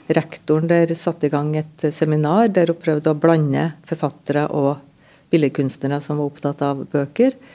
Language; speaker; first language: Norwegian; native; Norwegian